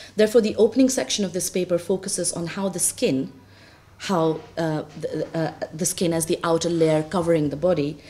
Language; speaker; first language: English; non-native, local second language; Bangla